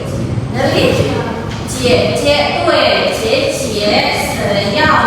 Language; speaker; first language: Chinese; non-native, fluent; Indonesian